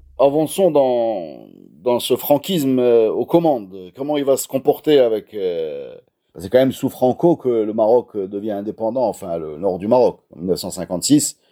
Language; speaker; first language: French; non-native, local second language; Arabic